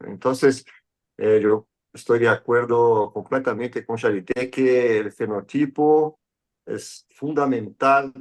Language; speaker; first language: Spanish; non-native, fluent; Portuguese